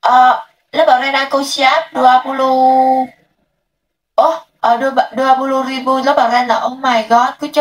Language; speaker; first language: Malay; non-native, learner; Vietnamese